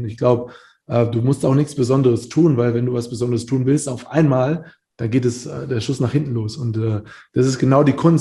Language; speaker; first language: German; native; German